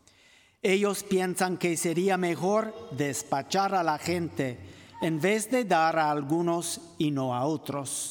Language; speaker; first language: Spanish; non-native, fluent; English